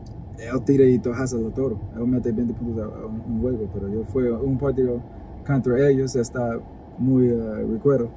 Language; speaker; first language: Spanish; non-native, learner; English